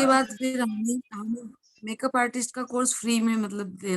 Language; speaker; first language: Hindi; native; Hindi